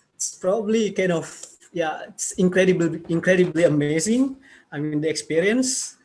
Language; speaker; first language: English; non-native, fluent; Indonesian